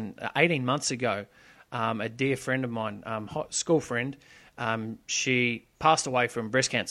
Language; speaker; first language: English; native; English